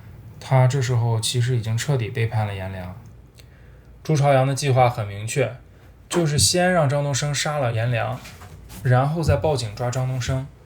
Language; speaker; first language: Chinese; native; Chinese